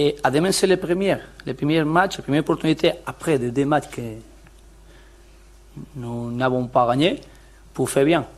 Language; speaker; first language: French; non-native, learner; Spanish